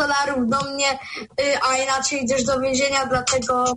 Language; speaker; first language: Polish; early bilingual, heritage; Polish